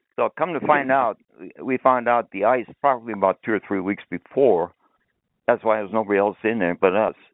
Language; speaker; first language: English; early bilingual, other home language; Finnish